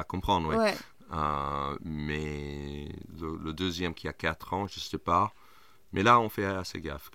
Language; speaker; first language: French; non-native, fluent; English